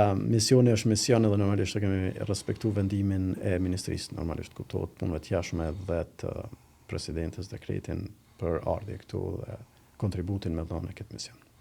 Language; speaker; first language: Albanian; native; Albanian